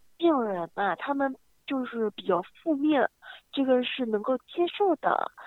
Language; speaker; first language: Chinese; native; Chinese